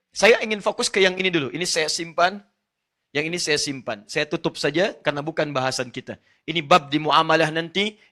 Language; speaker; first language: Indonesian; non-native, fluent; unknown